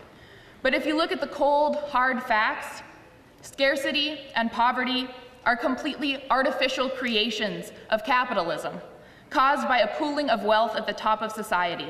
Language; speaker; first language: English; native; English